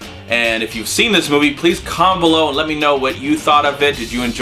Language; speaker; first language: English; native; English